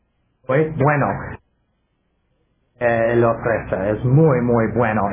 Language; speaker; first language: Spanish; non-native, learner; English